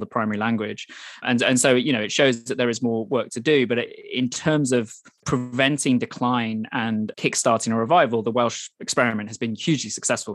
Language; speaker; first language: English; native; English